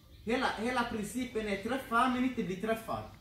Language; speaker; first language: Swedish; non-native, fluent; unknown